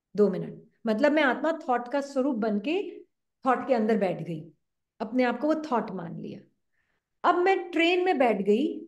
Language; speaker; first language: Hindi; native; Hindi